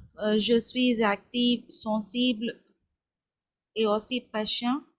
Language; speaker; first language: French; non-native, learner; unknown